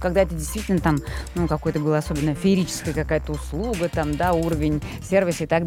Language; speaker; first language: Russian; native; Russian